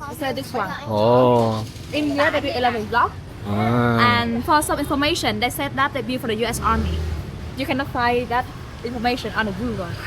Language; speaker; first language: English; non-native, fluent; Vietnamese